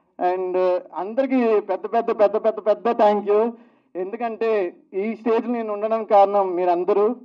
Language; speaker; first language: Telugu; native; Telugu